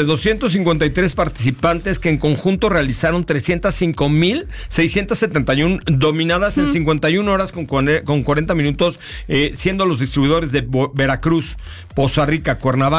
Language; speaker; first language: Spanish; native; Spanish